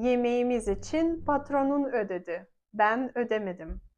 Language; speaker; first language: Turkish; non-native, fluent; Russian